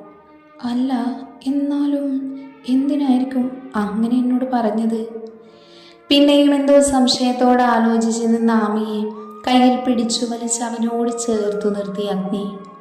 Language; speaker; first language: Malayalam; native; Malayalam